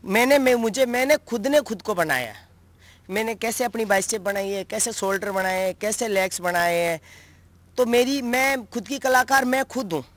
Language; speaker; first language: Hindi; native; Hindi